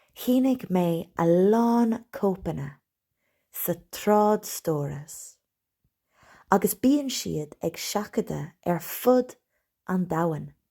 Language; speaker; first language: Irish; non-native, local second language; English